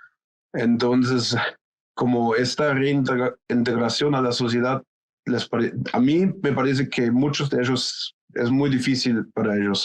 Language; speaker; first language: Spanish; non-native, fluent; German